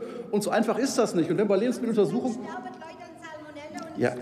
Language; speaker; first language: German; native; German